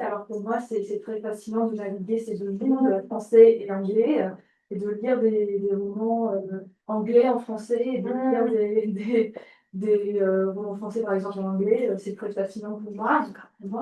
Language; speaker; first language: French; non-native, fluent; English